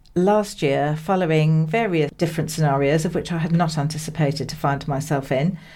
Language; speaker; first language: English; native; English